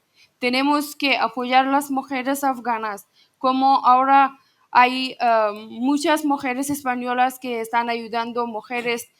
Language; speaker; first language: Spanish; non-native, learner; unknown